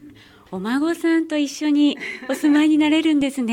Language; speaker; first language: Japanese; native; Japanese